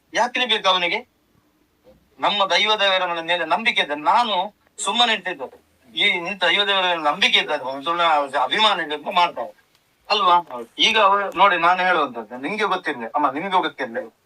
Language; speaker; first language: Kannada; non-native, local second language; Tulu